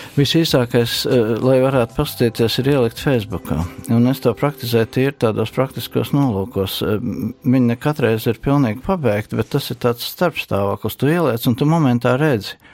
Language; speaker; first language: Latvian; native; Latvian